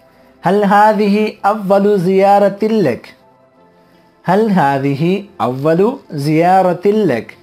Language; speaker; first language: Arabic; non-native, fluent; Urdu